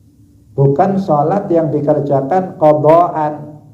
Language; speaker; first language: Indonesian; non-native, local second language; Javanese